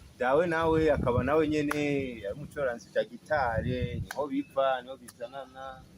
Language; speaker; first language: Rundi; early bilingual, heritage; Rundi